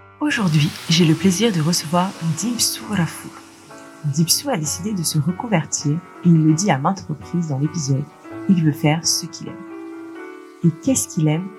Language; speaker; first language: French; native; French